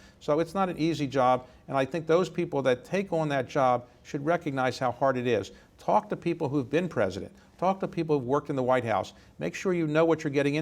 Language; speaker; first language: English; native; English